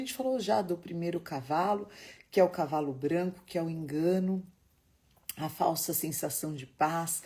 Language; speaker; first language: Portuguese; native; Portuguese